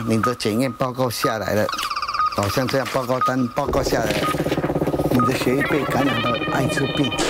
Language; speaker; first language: Chinese; non-native, local second language; Min Nan Chinese